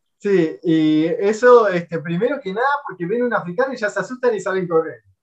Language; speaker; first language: Spanish; native; Spanish